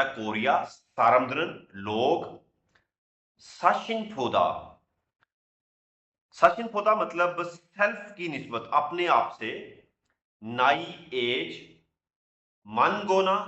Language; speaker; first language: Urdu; non-native, local second language; Punjabi